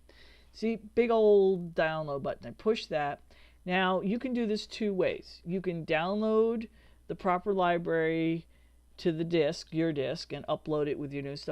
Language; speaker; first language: English; native; English